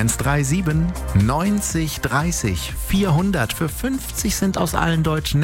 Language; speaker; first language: German; native; German